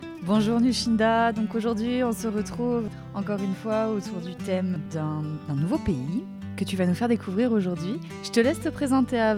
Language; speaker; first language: French; native; French